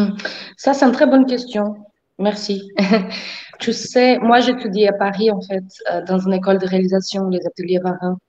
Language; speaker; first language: French; non-native, fluent; Portuguese